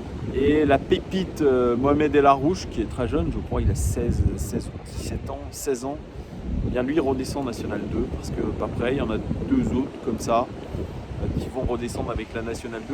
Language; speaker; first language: French; native; French